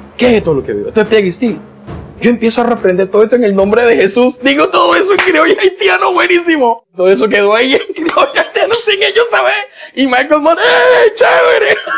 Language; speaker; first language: Spanish; early bilingual, other home language; Haitian Creole